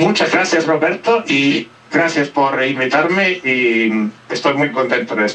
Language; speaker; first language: Spanish; non-native, fluent; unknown